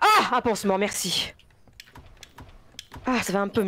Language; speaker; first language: French; native; French